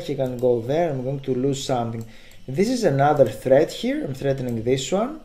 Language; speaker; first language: English; non-native, fluent; Greek